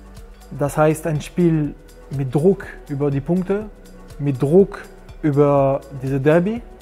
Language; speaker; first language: German; non-native, learner; French